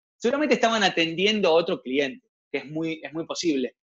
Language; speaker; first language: Spanish; native; Spanish